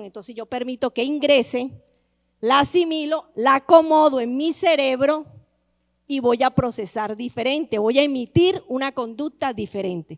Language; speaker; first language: Spanish; native; Spanish